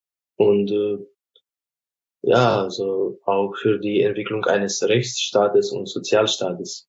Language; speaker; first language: German; non-native, fluent; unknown